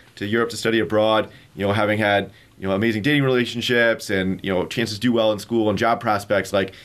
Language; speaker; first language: English; native; English